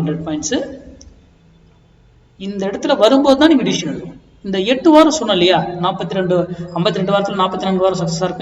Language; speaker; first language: Tamil; native; Tamil